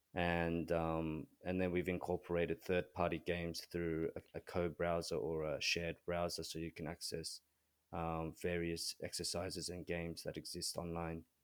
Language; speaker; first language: English; early bilingual, other home language; Korean